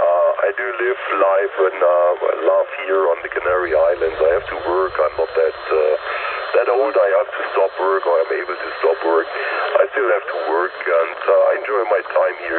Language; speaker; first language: English; non-native, fluent; German